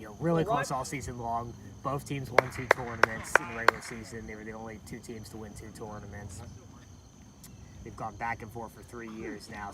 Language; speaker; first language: English; native; English